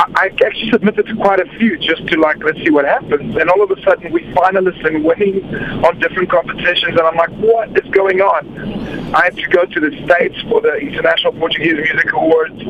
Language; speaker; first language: English; non-native, fluent; Portuguese